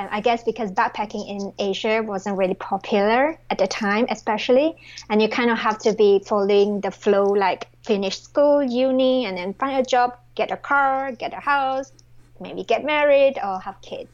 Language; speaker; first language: English; non-native, local second language; Chinese